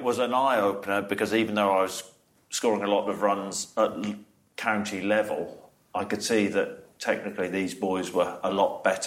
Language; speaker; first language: English; native; English